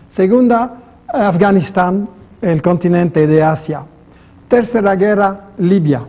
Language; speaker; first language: Spanish; non-native, fluent; French